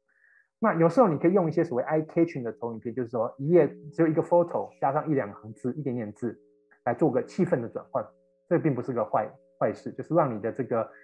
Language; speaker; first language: Chinese; native; Chinese